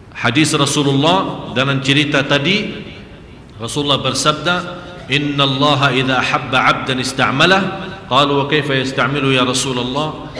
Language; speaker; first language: Malay; non-native, fluent; Arabic